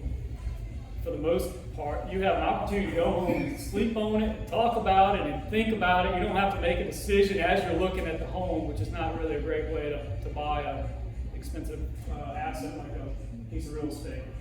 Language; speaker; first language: English; native; English